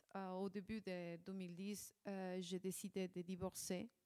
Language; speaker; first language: French; non-native, fluent; Spanish